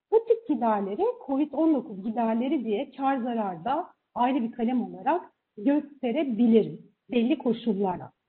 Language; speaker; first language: Turkish; native; Turkish